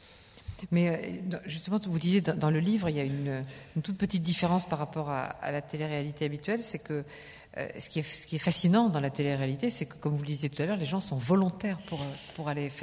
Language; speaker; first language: French; native; French